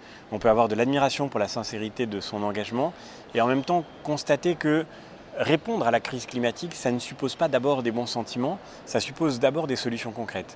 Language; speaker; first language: French; native; French